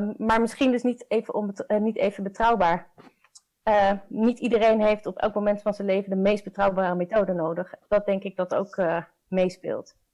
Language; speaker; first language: Dutch; native; Dutch